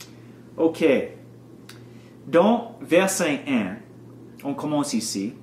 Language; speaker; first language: French; non-native, learner; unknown